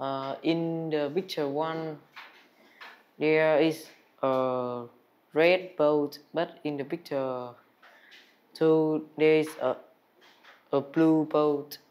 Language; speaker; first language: English; non-native, learner; Vietnamese